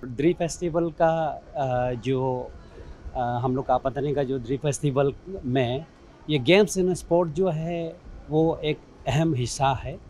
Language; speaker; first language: Hindi; non-native, local second language; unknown